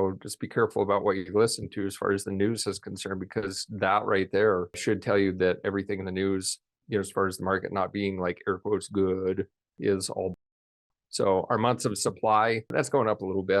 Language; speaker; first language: English; native; English